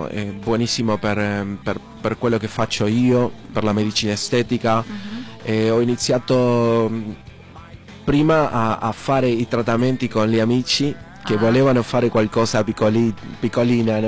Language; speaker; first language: Italian; non-native, learner; Spanish